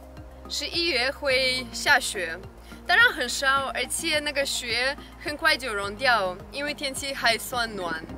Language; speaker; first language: Chinese; non-native, fluent; Russian